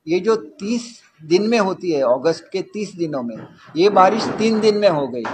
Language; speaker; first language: Hindi; non-native, local second language; Marathi